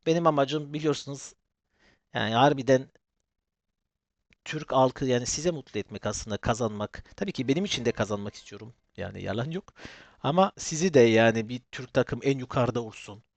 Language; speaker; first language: Turkish; early bilingual, heritage; Turkish